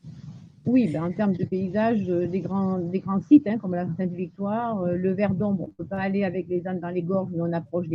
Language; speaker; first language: French; native; French